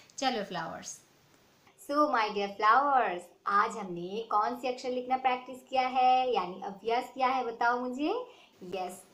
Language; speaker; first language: Hindi; non-native, local second language; Bangla